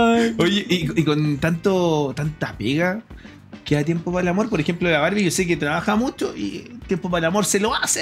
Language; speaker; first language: Spanish; native; Spanish